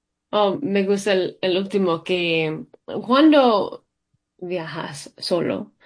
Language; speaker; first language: Spanish; early bilingual, heritage; English